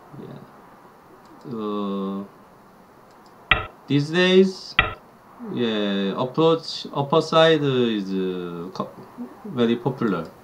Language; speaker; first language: English; non-native, learner; Korean